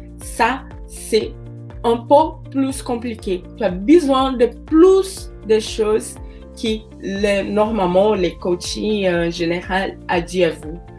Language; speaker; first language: French; non-native, learner; Portuguese